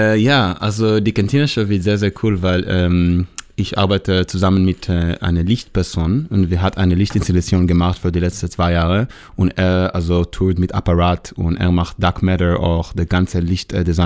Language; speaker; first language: German; non-native, learner; Hebrew